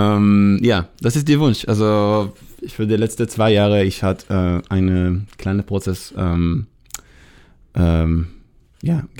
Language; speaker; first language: German; non-native, learner; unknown